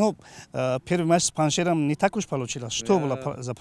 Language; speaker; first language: Russian; non-native, local second language; Tajik